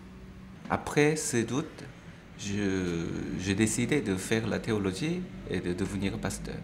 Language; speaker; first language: French; non-native, fluent; Korean